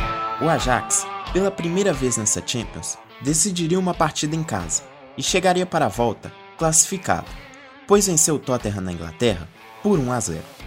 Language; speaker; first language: Portuguese; native; Portuguese